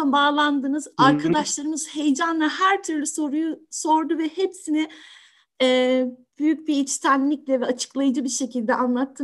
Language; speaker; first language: Turkish; native; Turkish